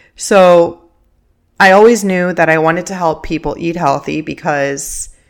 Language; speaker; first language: English; early bilingual, other home language; Spanish